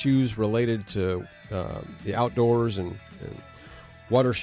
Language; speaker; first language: English; native; English